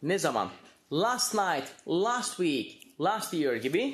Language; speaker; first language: English; non-native, fluent; Turkish